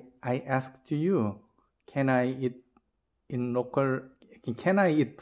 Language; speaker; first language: English; non-native, learner; Korean